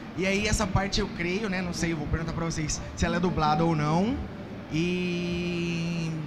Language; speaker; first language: Portuguese; native; Portuguese